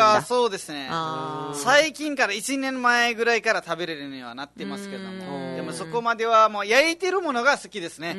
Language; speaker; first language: Japanese; non-native, fluent; Nepali